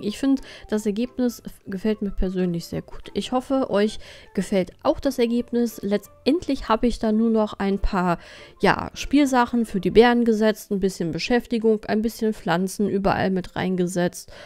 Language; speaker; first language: German; native; German